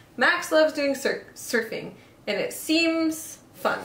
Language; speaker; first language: English; native; English